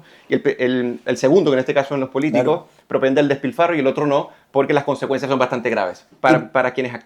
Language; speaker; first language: Spanish; native; Spanish